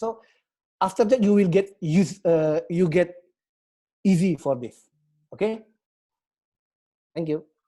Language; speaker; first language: English; non-native, learner; Indonesian